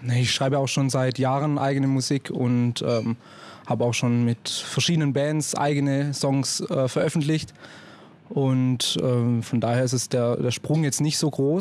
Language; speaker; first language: German; native; German